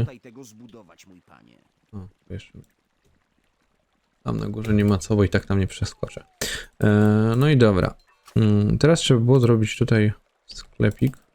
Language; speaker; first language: Polish; native; Polish